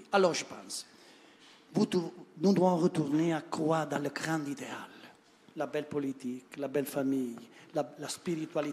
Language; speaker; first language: French; non-native, learner; Italian